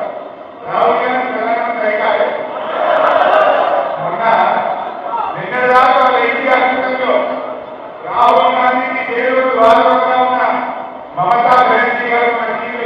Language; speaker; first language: Telugu; native; Telugu